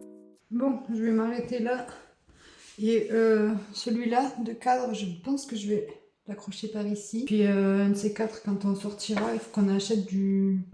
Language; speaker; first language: French; native; French